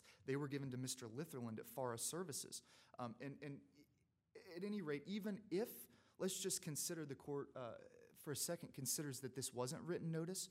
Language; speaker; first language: English; native; English